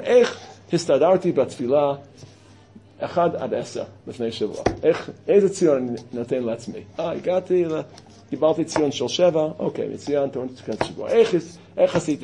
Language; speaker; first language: Hebrew; non-native, fluent; English